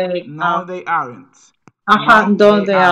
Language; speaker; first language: English; non-native, learner; Spanish